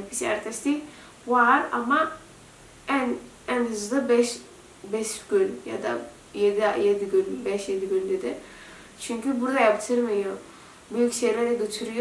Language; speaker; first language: Turkish; non-native, learner; Indonesian